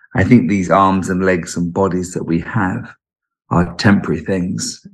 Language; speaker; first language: English; native; English